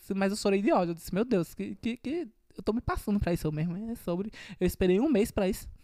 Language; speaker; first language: Portuguese; native; Portuguese